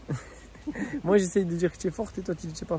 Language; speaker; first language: French; native; French